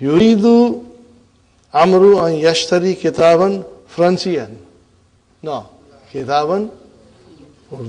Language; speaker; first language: Arabic; non-native, fluent; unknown